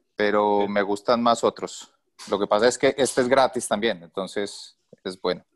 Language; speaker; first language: Spanish; native; Spanish